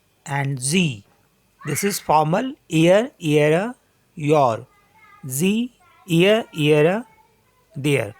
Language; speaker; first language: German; non-native, fluent; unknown